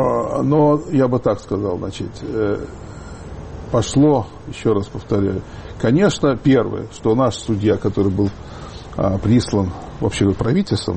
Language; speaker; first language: Russian; native; Russian